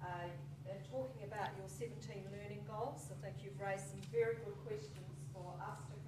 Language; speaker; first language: English; native; English